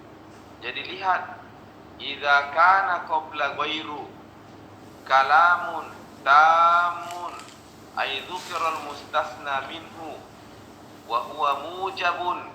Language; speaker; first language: Arabic; non-native, fluent; Indonesian